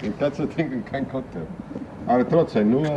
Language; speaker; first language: German; non-native, learner; Spanish